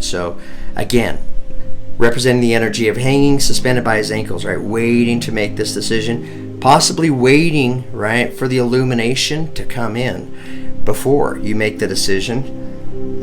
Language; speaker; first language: English; native; English